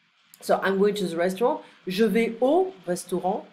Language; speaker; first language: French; non-native, fluent; English